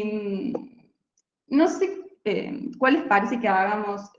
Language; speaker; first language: Spanish; native; Spanish